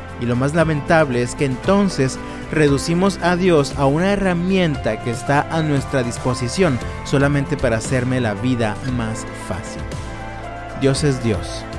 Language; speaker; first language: Spanish; native; Spanish